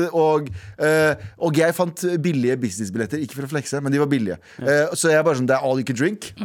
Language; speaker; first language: Norwegian; native; Norwegian